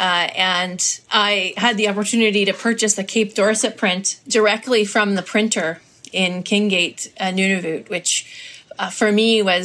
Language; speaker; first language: English; native; English